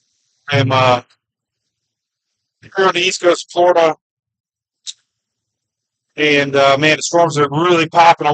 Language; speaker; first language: English; native; English